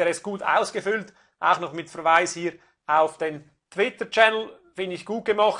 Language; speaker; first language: German; native; German